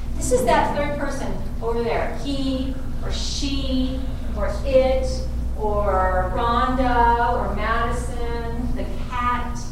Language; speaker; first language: English; native; English